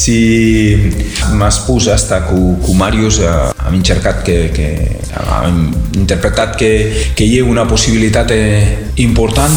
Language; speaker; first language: Romanian; non-native, learner; Spanish